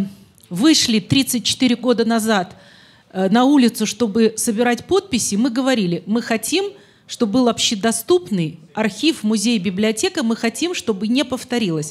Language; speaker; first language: Russian; native; Russian